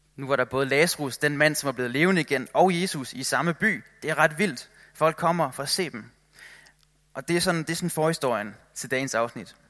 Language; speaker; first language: Danish; native; Danish